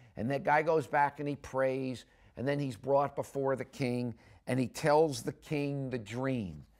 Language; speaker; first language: English; native; English